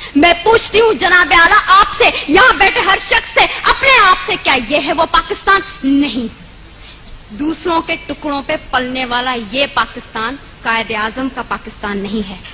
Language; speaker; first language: Urdu; native; Urdu